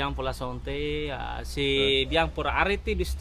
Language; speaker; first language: French; non-native, learner; Balinese